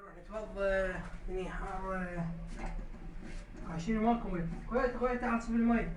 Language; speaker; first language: Arabic; native; Arabic